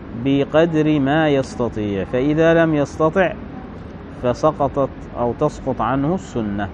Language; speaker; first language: Arabic; native; Arabic